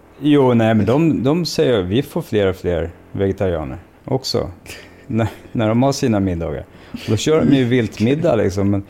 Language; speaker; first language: Swedish; native; Swedish